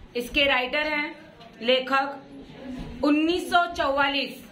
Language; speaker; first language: Hindi; non-native, local second language; Marathi